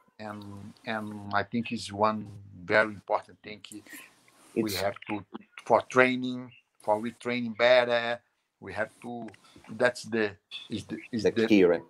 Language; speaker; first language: English; non-native, learner; Portuguese